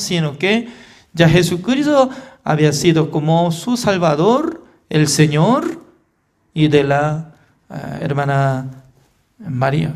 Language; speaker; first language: Spanish; non-native, fluent; Korean